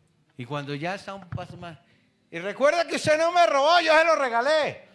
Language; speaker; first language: Spanish; native; Spanish